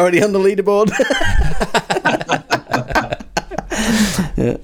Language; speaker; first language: English; native; English